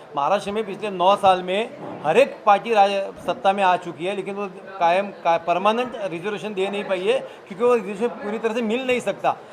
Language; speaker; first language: Hindi; non-native, local second language; Marathi